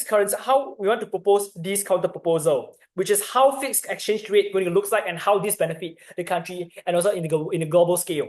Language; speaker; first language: English; non-native, learner; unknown